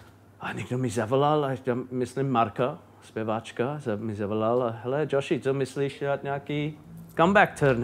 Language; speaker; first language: Czech; non-native, fluent; English